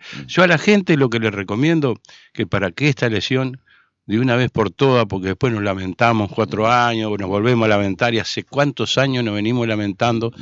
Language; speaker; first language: Spanish; native; Spanish